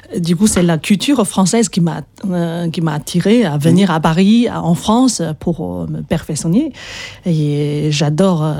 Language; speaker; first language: French; non-native, fluent; Chinese